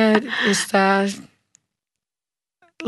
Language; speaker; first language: Spanish; non-native, learner; English